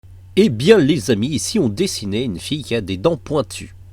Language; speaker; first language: French; native; French